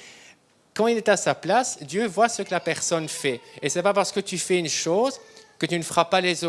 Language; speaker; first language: French; native; French